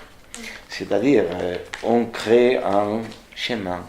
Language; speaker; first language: French; non-native, fluent; Spanish